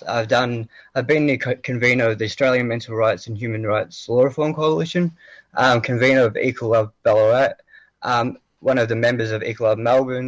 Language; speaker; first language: English; native; English